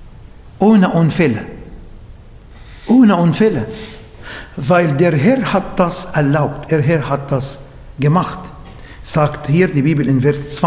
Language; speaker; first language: German; non-native, fluent; Arabic